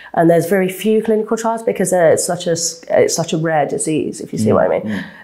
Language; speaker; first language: English; native; English